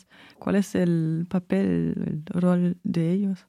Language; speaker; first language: Spanish; non-native, fluent; German